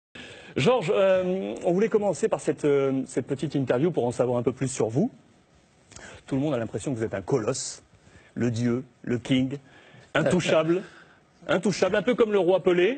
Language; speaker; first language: French; native; French